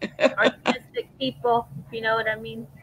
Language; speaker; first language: English; native; English